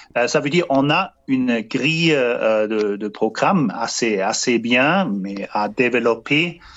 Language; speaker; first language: French; non-native, fluent; German